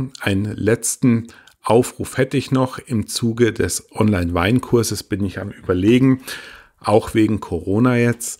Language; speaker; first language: German; native; German